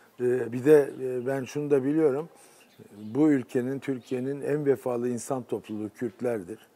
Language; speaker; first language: Turkish; native; Turkish